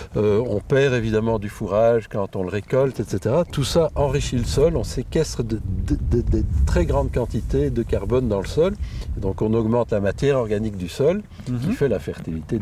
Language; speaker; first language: French; native; French